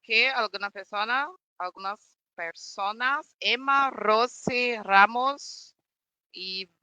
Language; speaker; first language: Spanish; non-native, fluent; Portuguese